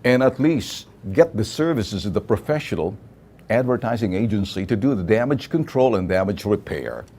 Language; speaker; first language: English; non-native, local second language; Filipino